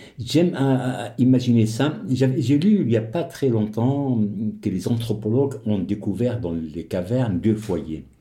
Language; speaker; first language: French; non-native, local second language; Arabic